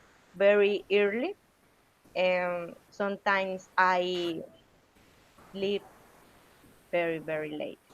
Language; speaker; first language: English; non-native, learner; Spanish